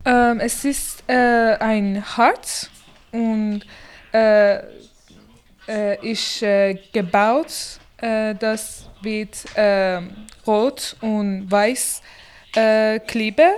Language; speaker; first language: German; non-native, learner; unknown